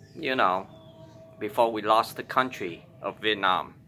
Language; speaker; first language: English; non-native, fluent; Vietnamese